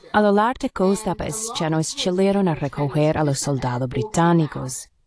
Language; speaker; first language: Spanish; non-native, fluent; Chinese